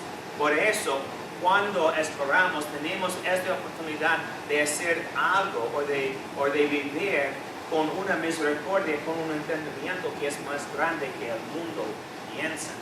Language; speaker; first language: Spanish; non-native, fluent; English